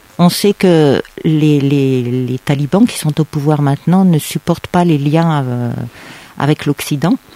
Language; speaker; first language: French; native; French